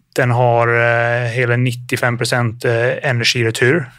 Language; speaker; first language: Swedish; non-native, fluent; English